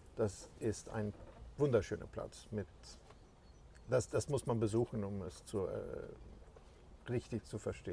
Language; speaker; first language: German; non-native, fluent; Swedish